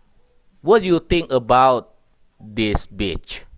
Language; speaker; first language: English; non-native, learner; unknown